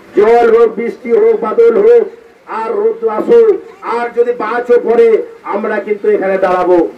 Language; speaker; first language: Bangla; non-native, local second language; Santali